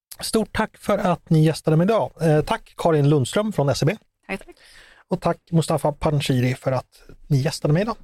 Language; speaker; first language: Swedish; native; Swedish